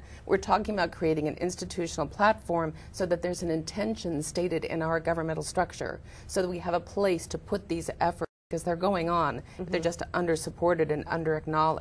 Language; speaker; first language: English; native; English